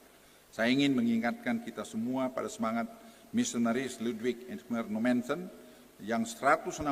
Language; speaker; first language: Indonesian; native; Indonesian